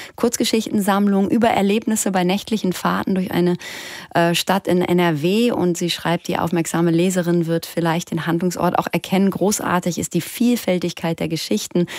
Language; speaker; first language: German; native; German